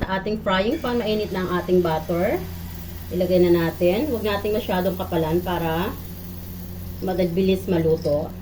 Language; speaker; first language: Filipino; native; Filipino